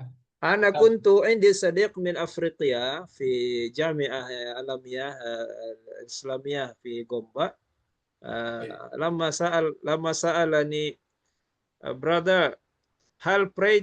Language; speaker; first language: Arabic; non-native, fluent; Malay